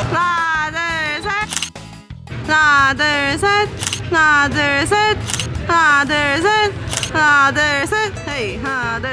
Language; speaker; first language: Korean; early bilingual, heritage; English